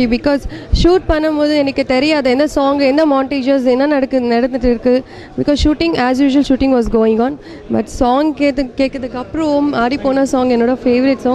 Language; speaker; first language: Tamil; non-native, local second language; Kannada